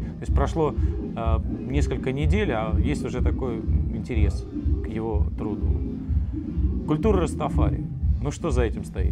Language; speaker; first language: Russian; native; Russian